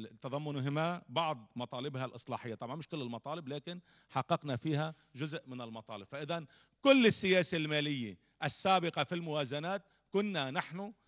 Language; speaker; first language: Arabic; native; Arabic